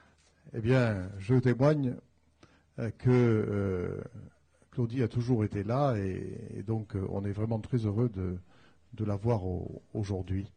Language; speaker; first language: French; native; French